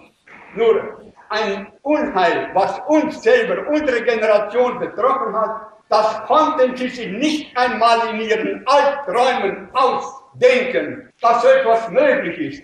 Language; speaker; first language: German; native; German